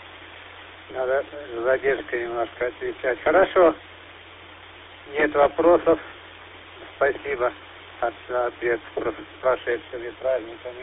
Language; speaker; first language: Russian; native; Russian